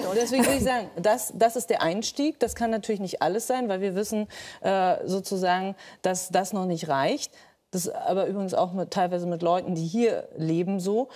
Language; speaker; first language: German; native; German